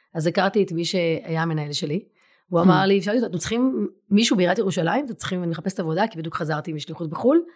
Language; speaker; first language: Hebrew; native; Hebrew